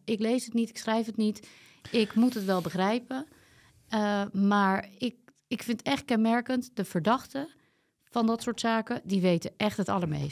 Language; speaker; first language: Dutch; native; Dutch